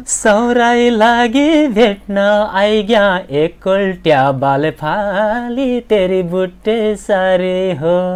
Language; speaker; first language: Nepali; native; Nepali